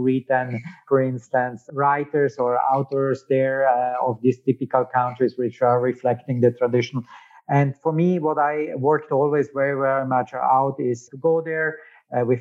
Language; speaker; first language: English; non-native, fluent; German